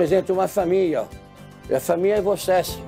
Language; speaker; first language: Portuguese; non-native, fluent; French